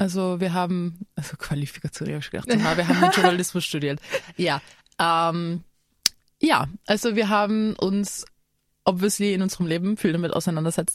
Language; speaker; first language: German; native; German